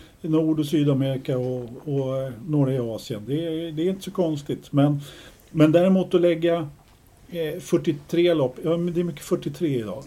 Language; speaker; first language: Swedish; native; Swedish